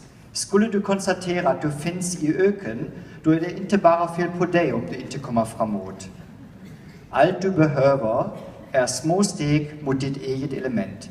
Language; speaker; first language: Swedish; non-native, fluent; German